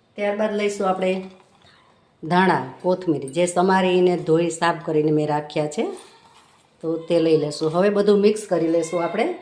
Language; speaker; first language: Gujarati; native; Gujarati